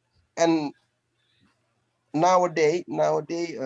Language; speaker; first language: English; non-native, learner; French